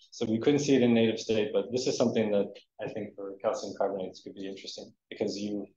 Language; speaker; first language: English; native; English